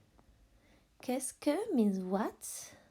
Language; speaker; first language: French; non-native, fluent; English